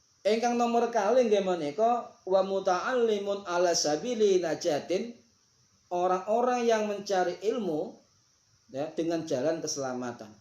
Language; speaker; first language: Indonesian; non-native, local second language; Javanese